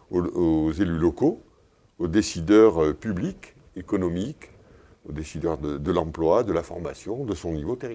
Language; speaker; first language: French; native; French